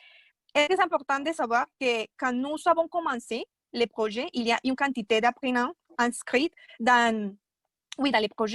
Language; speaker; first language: French; non-native, fluent; Spanish